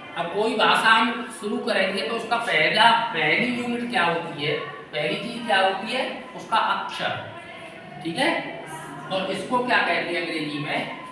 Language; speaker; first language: Hindi; native; Hindi